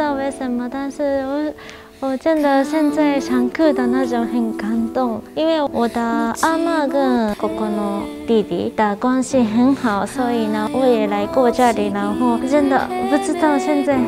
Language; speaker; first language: Chinese; non-native, fluent; Japanese